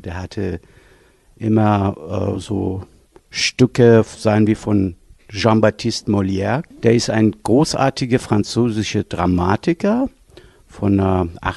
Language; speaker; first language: German; non-native, fluent; Persian